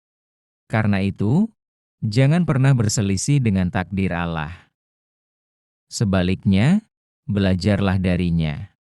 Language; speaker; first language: Indonesian; native; Indonesian